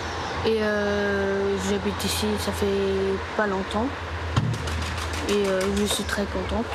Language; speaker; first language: French; early bilingual, other home language; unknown